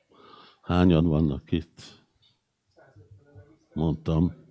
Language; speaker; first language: Hungarian; early bilingual, heritage; Hungarian